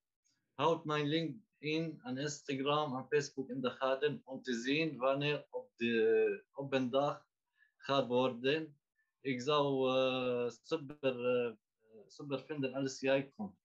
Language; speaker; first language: Dutch; non-native, learner; Arabic